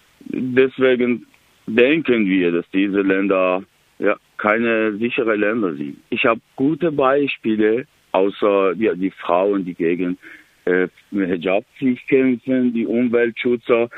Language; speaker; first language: German; non-native, learner; Persian